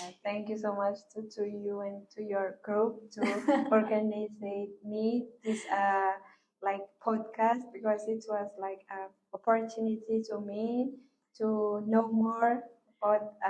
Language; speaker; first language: English; non-native, learner; Malagasy